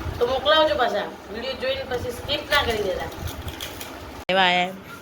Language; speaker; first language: Gujarati; native; Gujarati